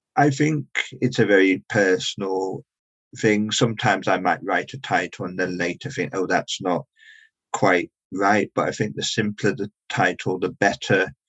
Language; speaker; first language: English; native; English